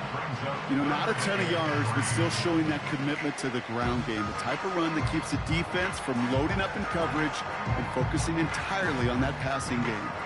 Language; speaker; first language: English; native; English